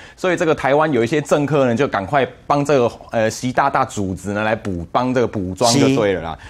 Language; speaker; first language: Chinese; native; Chinese